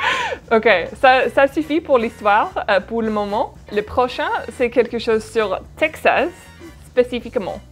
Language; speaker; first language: French; non-native, fluent; English